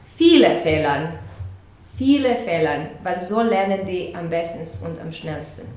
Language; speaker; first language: German; non-native, fluent; Croatian